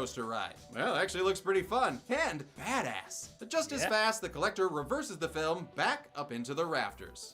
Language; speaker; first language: English; native; English